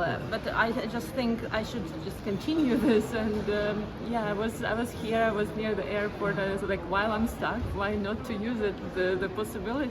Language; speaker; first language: English; non-native, fluent; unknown